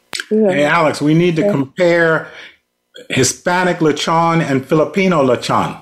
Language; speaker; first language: English; native; English